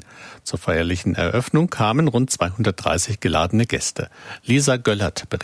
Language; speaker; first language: German; native; German